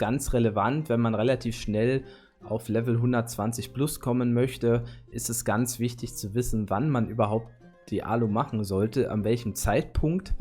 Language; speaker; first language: German; native; German